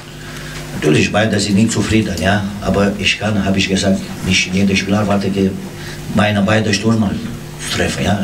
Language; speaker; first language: German; non-native, learner; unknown